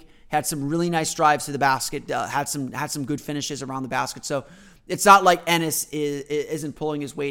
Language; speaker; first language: English; native; English